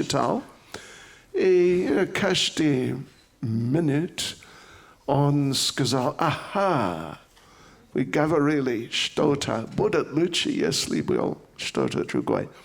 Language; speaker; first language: Russian; non-native, learner; English